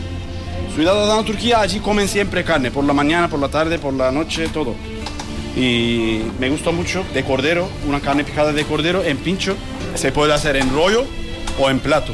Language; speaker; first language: Spanish; non-native, learner; Turkish